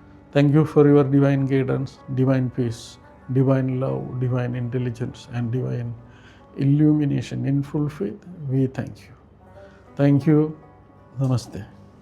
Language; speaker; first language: English; non-native, local second language; Malayalam